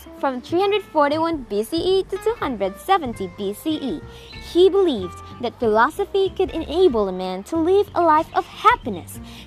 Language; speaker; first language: English; non-native, local second language; Cebuano